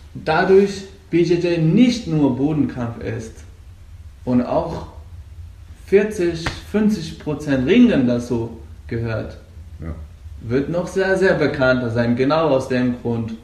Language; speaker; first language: German; non-native, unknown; Persian